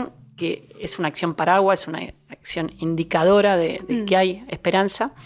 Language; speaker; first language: Spanish; native; Spanish